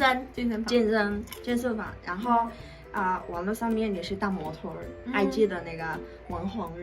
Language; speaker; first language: Chinese; non-native, fluent; Mongolian